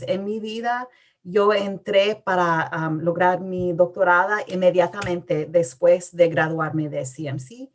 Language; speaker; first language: Spanish; early bilingual, heritage; English